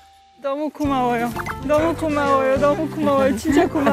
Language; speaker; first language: Korean; non-native, learner; Polish